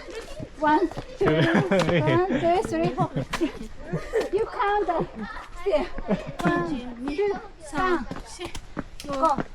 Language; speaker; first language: English; non-native, learner; Japanese